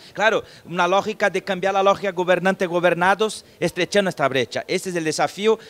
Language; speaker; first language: Spanish; non-native, fluent; Portuguese